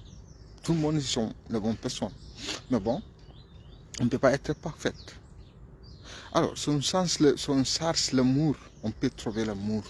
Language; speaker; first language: French; non-native, fluent; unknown